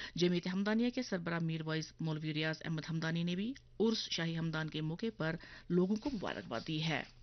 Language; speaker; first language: Urdu; non-native, local second language; Kashmiri